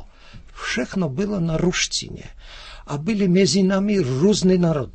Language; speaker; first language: Czech; early bilingual, heritage; Czech